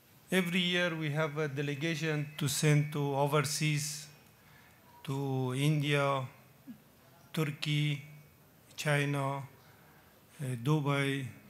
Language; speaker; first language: English; non-native, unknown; Persian